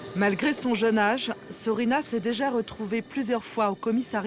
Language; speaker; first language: French; native; French